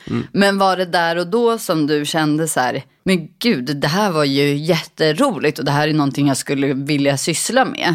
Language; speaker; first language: Swedish; native; Swedish